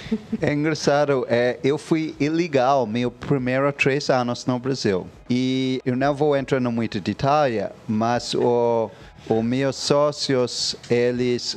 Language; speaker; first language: Portuguese; non-native, fluent; English